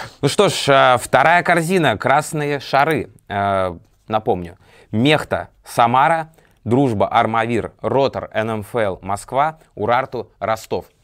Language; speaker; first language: Russian; native; Russian